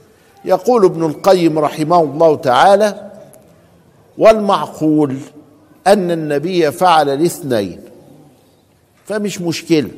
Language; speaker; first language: Arabic; native; Arabic